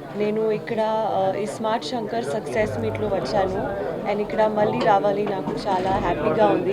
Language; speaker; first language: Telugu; non-native, learner; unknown